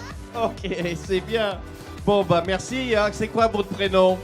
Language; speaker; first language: French; native; French